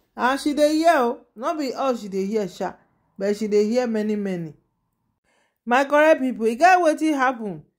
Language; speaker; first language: Nigerian Pidgin; non-native, local second language; Yoruba